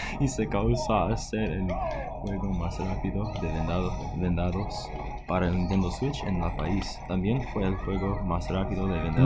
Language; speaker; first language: Spanish; non-native, learner; English